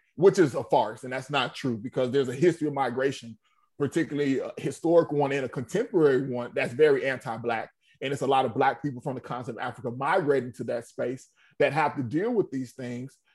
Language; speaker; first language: English; native; English